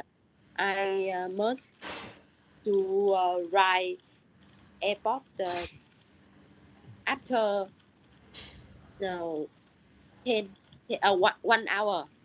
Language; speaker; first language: English; non-native, learner; Vietnamese